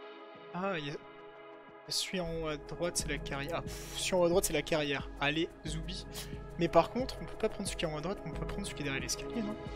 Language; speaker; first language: French; native; French